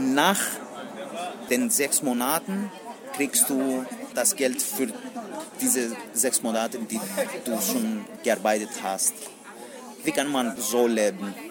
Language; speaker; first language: German; non-native, learner; Greek